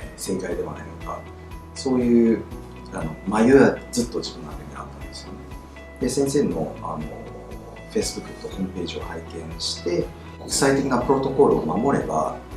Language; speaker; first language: Japanese; non-native, fluent; Chinese